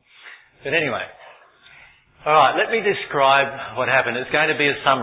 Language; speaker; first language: English; native; English